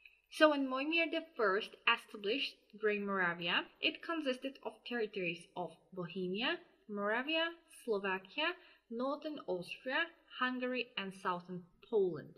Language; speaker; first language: English; non-native, fluent; Slovak